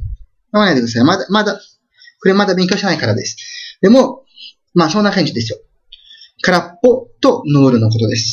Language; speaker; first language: Japanese; non-native, fluent; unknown